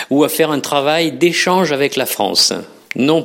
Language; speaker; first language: French; native; French